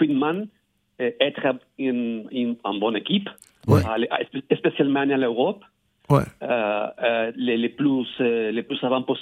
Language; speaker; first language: French; non-native, learner; Spanish